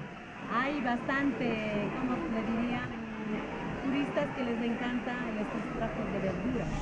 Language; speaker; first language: Spanish; native; Spanish